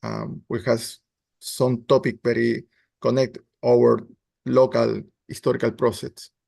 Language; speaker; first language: English; non-native, learner; Spanish